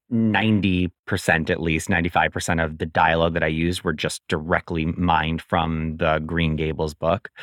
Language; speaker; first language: English; native; English